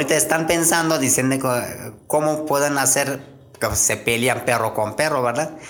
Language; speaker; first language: Spanish; non-native, learner; Turkish